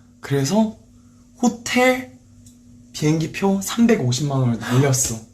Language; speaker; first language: Korean; early bilingual, heritage; Korean